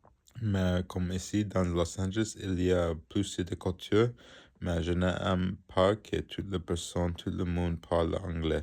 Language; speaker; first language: French; non-native, learner; English